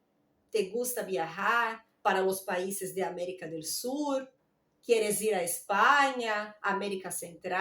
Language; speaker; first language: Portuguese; non-native, learner; Spanish